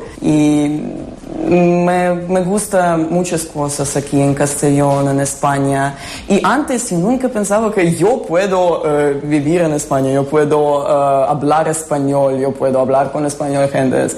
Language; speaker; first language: Spanish; non-native, learner; Ukrainian